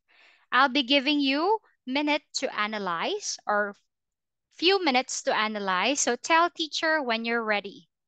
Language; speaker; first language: English; non-native, fluent; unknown